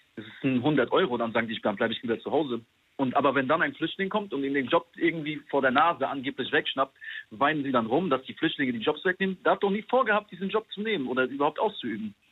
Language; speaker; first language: German; non-native, fluent; Polish